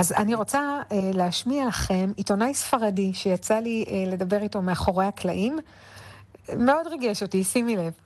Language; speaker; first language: Hebrew; native; Hebrew